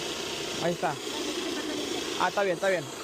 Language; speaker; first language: Spanish; native; Spanish